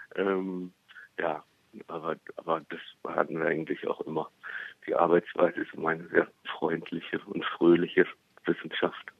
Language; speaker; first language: German; native; German